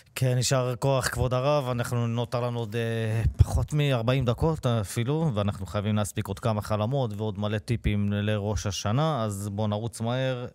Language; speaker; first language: Hebrew; native; Hebrew